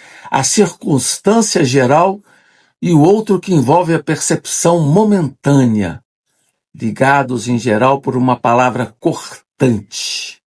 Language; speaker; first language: Portuguese; native; Portuguese